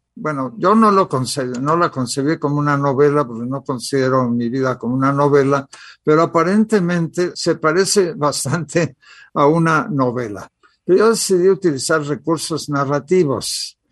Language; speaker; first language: Spanish; early bilingual, other home language; Catalan